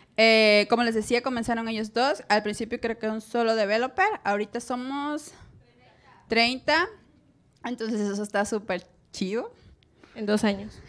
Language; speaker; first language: Spanish; native; Spanish